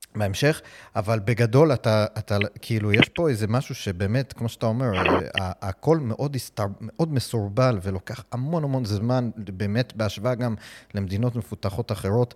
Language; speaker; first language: Hebrew; non-native, fluent; English